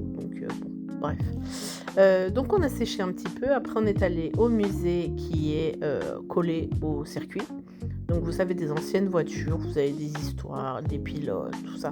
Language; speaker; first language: French; native; French